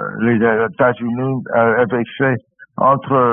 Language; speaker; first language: French; non-native, fluent; English